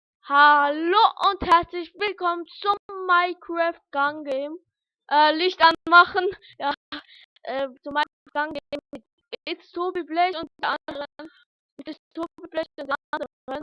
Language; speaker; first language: German; early bilingual, other home language; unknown